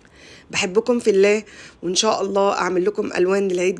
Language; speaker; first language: Arabic; native; Arabic